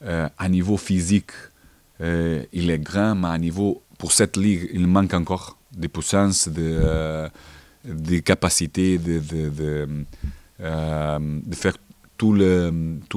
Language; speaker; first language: French; non-native, fluent; Portuguese